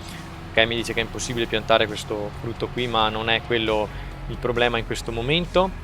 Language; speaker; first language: Italian; native; Italian